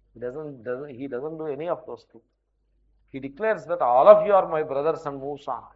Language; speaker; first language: English; non-native, local second language; Telugu